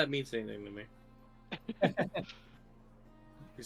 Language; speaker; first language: English; native; English